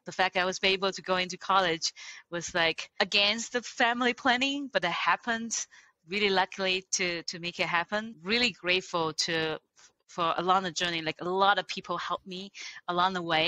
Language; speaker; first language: English; non-native, fluent; Chinese